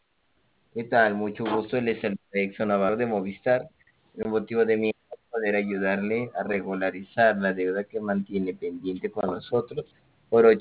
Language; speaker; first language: Spanish; native; Spanish